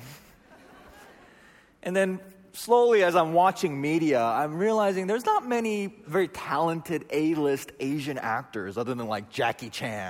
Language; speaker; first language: English; native; English